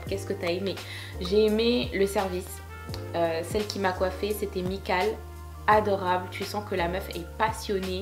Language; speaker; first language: French; native; French